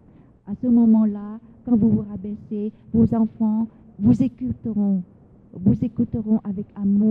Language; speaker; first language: French; non-native, fluent; Vietnamese